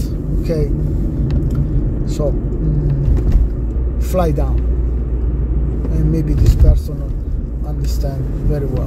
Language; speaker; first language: English; non-native, learner; Italian